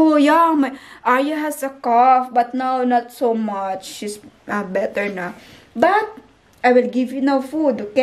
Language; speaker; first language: English; non-native, learner; Filipino